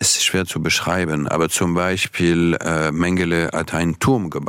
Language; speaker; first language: German; non-native, fluent; French